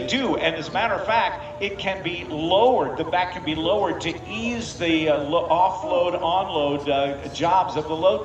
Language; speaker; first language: English; native; English